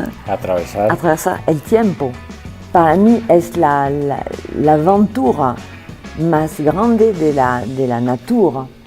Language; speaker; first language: Spanish; non-native, fluent; French